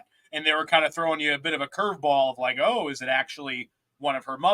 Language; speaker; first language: English; native; English